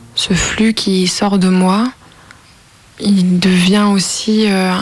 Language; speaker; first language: French; native; French